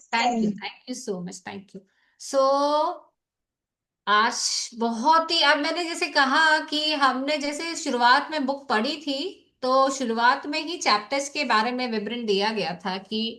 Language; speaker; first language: Hindi; native; Hindi